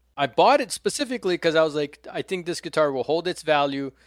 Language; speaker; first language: English; non-native, fluent; Portuguese